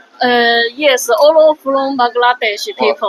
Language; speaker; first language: English; non-native, learner; Chinese